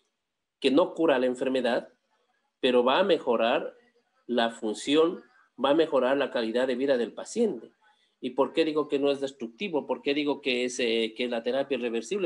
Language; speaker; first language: Spanish; native; Spanish